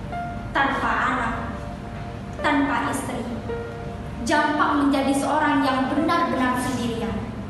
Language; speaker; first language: Indonesian; native; Indonesian